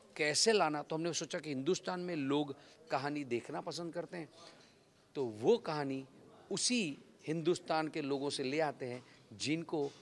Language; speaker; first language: Hindi; non-native, local second language; Gujarati